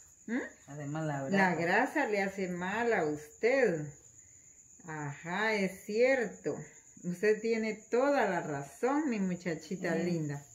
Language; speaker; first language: Spanish; native; Spanish